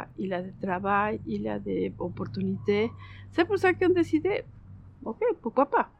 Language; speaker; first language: French; non-native, learner; Spanish